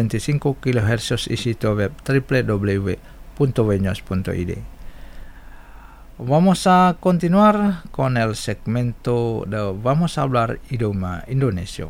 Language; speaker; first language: Spanish; non-native, fluent; Indonesian